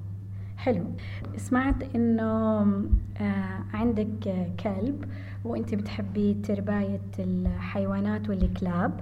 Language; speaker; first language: Arabic; native; Arabic